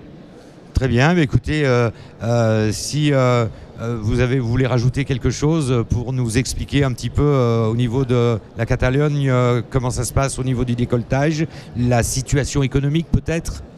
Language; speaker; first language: French; native; French